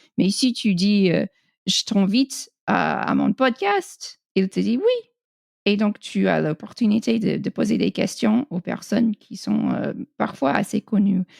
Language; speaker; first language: French; non-native, fluent; English